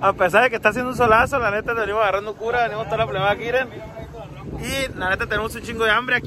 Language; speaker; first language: Spanish; native; Spanish